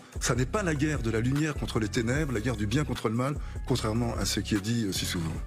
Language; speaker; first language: French; native; French